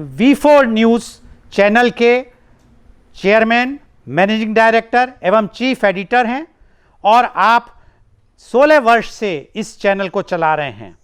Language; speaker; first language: Hindi; native; Hindi